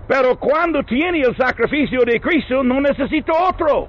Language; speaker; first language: Spanish; non-native, learner; English